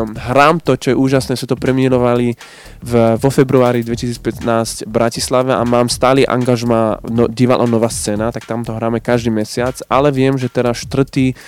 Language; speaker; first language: Slovak; non-native, fluent; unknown